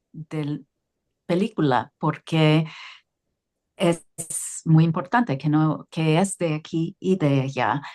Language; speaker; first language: Spanish; non-native, learner; English